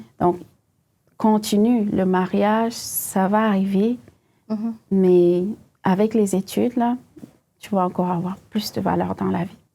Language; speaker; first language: French; non-native, local second language; Fula